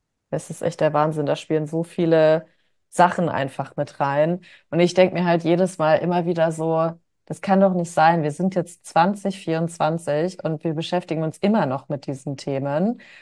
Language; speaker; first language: German; native; German